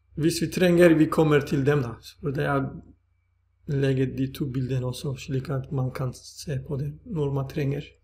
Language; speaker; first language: Swedish; non-native, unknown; Turkish